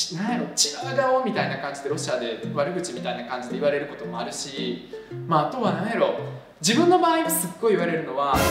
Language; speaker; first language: Japanese; early bilingual, other home language; Russian